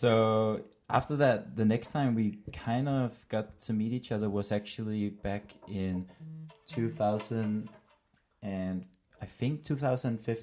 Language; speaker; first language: English; non-native, fluent; Danish